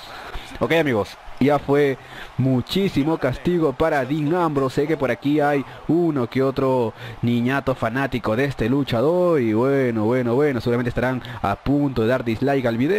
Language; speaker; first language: Spanish; native; Spanish